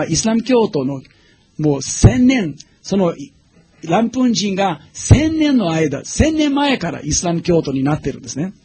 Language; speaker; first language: Japanese; non-native, fluent; English